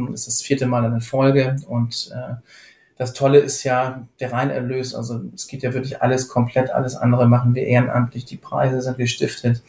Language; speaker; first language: German; native; German